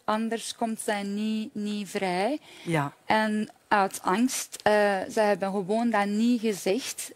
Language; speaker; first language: Dutch; non-native, fluent; Persian